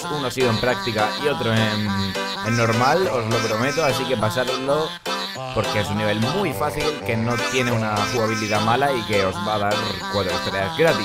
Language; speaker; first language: Spanish; native; Spanish